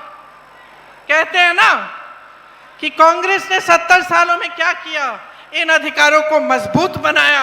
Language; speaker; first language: Hindi; native; Hindi